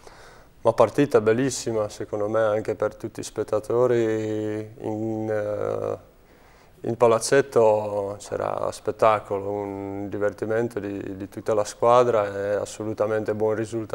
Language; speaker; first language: Italian; non-native, fluent; Czech